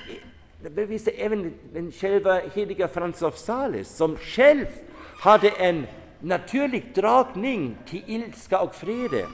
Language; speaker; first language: Swedish; non-native, fluent; German